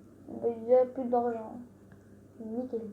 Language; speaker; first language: French; native; French